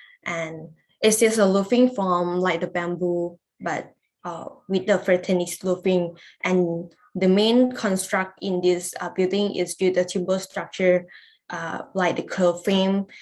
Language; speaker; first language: English; non-native, learner; Lao